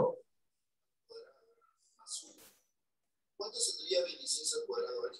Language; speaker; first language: Spanish; native; Spanish